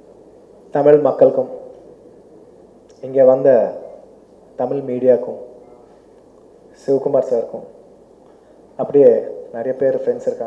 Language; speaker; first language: Tamil; non-native, local second language; Telugu